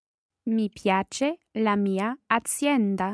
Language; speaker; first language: Italian; non-native, learner; English